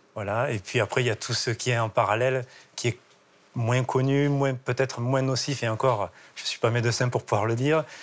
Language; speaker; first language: French; native; French